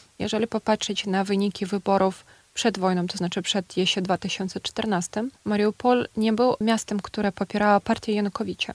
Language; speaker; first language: Polish; non-native, fluent; Ukrainian